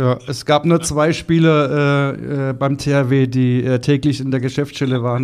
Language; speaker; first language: German; native; German